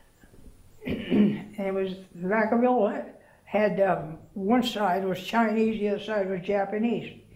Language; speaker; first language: English; native; English